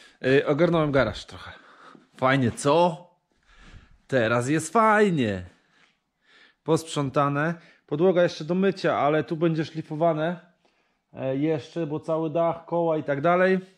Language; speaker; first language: Polish; native; Polish